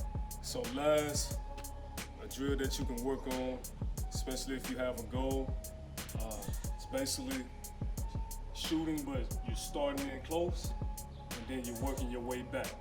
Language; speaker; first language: English; native; English